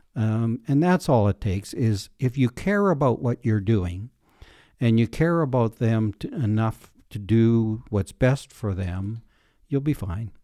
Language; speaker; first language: English; native; English